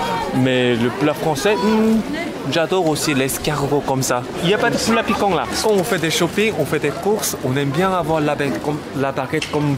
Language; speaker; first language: French; non-native, learner; Korean